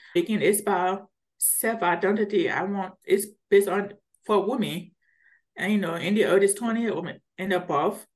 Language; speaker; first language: English; early bilingual, other home language; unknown